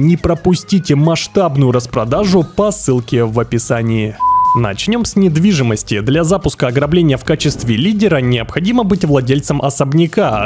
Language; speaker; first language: Russian; native; Russian